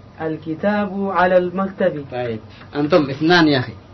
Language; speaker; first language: Arabic; non-native, learner; Indonesian